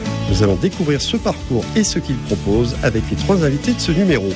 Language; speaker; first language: French; native; French